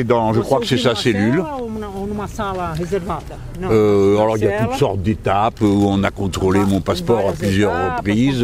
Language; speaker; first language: French; native; French